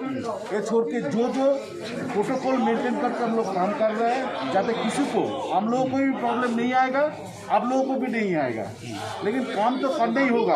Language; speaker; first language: Hindi; non-native, local second language; Bangla